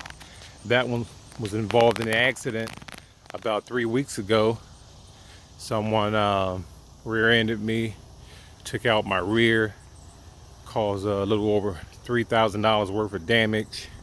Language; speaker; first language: English; native; English